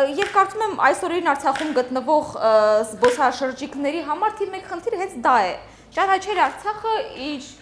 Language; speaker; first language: Armenian; native; Armenian